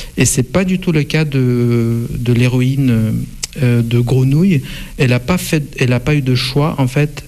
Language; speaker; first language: French; non-native, fluent; Russian